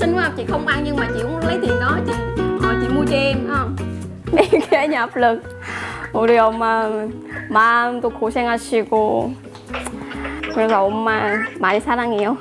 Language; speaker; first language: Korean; non-native, fluent; Vietnamese